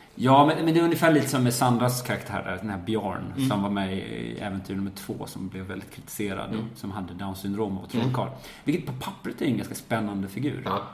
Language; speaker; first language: Swedish; native; Swedish